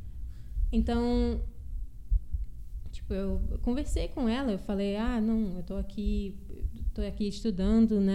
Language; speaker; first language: Portuguese; early bilingual, heritage; Portuguese